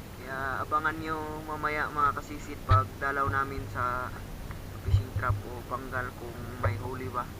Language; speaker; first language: Filipino; non-native, local second language; Cebuano